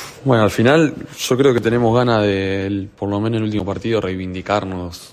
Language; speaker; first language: Spanish; native; Spanish